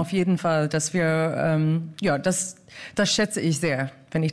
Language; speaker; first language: German; non-native, fluent; English